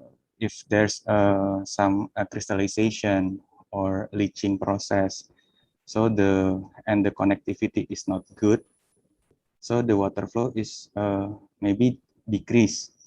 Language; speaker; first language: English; non-native, fluent; Indonesian